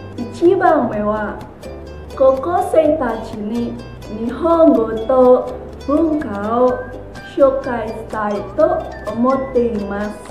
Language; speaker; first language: Japanese; non-native, fluent; Indonesian